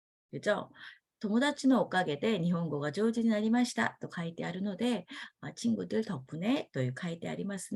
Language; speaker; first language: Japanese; non-native, fluent; Korean